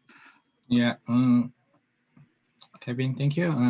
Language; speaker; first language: English; non-native, learner; Korean